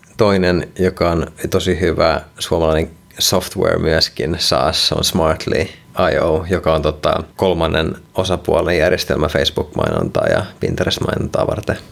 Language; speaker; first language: Finnish; non-native, local second language; Swedish